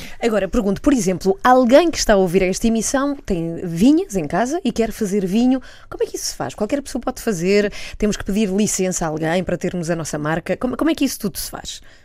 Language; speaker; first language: Portuguese; native; Portuguese